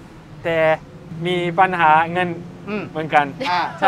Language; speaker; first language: Thai; non-native, learner; Japanese